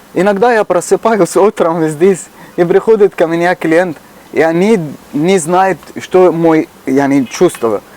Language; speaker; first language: Russian; non-native, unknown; Arabic